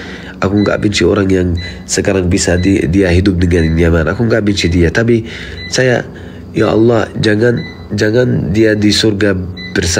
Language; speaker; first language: Indonesian; non-native, fluent; Arabic